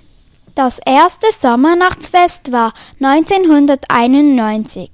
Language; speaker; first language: German; native; German